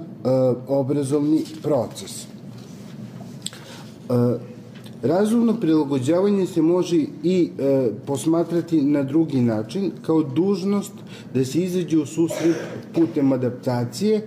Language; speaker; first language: Serbian; native; Serbian